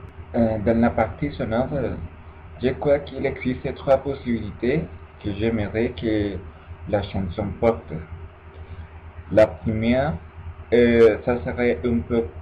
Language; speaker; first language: French; non-native, learner; Spanish